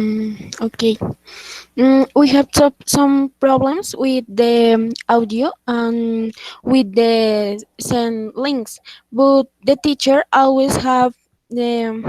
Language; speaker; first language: English; non-native, learner; Spanish